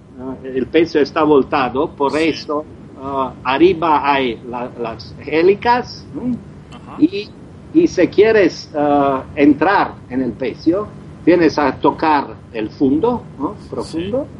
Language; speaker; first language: Spanish; non-native, learner; Croatian